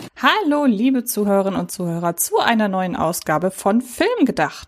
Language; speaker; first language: German; native; German